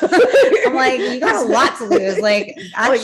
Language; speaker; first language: English; native; English